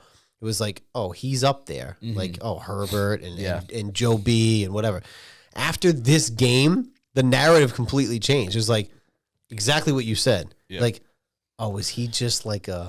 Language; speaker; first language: English; native; English